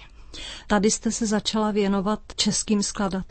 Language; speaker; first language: Czech; native; Czech